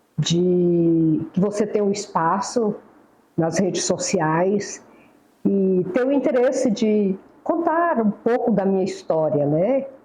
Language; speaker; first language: Portuguese; native; Portuguese